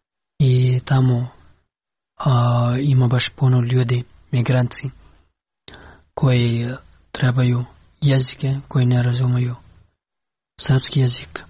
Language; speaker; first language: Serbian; non-native, learner; Pashto